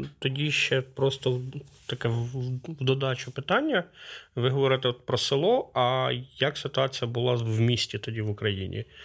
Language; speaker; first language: Ukrainian; native; Ukrainian